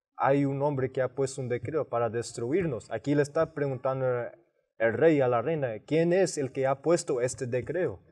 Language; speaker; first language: Spanish; early bilingual, heritage; Spanish